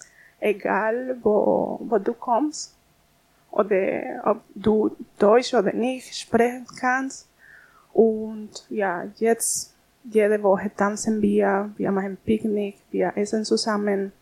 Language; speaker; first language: German; non-native, learner; Spanish